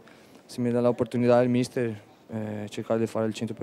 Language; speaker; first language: Italian; non-native, fluent; Spanish